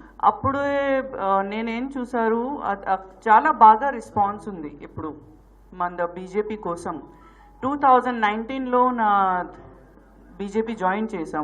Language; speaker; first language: Telugu; non-native, local second language; Gujarati